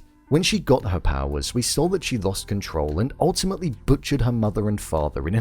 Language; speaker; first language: English; native; English